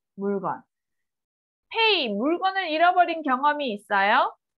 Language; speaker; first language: Korean; native; Korean